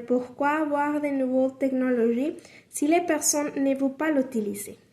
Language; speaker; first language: French; non-native, learner; Spanish